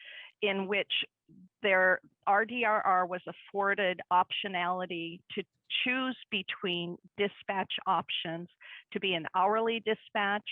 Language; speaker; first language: English; native; English